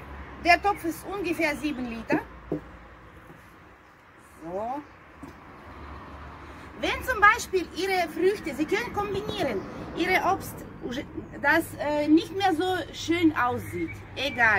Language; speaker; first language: German; non-native, fluent; Russian